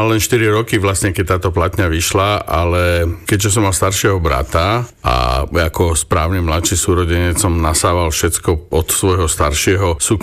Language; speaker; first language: Slovak; native; Slovak